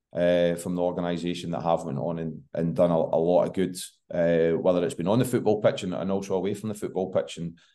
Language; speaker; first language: English; native; English